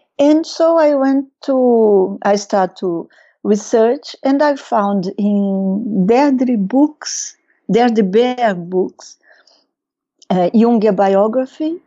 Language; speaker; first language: English; non-native, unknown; Portuguese